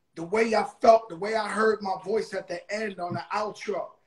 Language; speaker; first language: English; early bilingual, other home language; Spanish